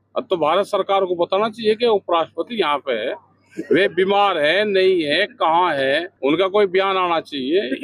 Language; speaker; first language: Hindi; native; Hindi